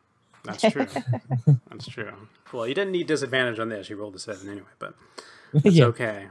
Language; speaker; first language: English; native; English